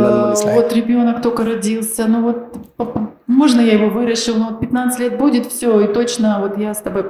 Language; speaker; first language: Russian; native; Russian